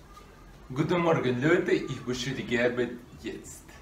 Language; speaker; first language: German; non-native, learner; Russian